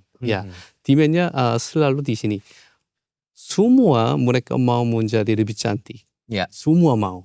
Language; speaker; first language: Indonesian; non-native, learner; Korean